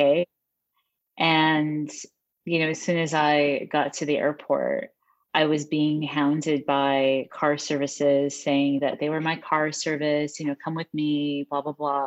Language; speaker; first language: English; native; English